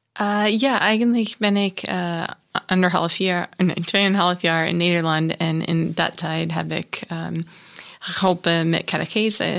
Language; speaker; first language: Dutch; non-native, learner; English